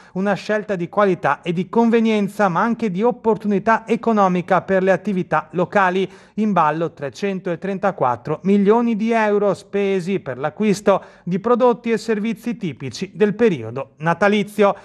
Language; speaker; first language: Italian; native; Italian